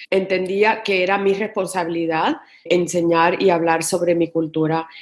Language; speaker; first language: Spanish; native; Spanish